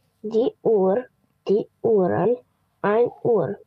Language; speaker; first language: German; non-native, fluent; Romanian